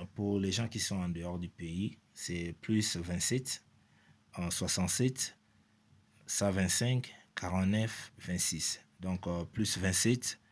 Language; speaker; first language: French; non-native, local second language; Lingala